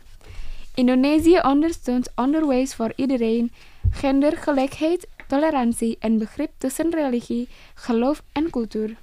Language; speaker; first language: Dutch; non-native, fluent; Indonesian